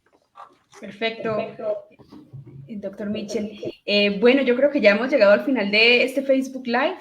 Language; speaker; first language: Spanish; native; Spanish